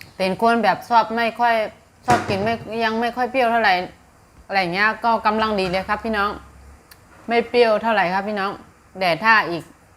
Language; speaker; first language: Thai; native; Thai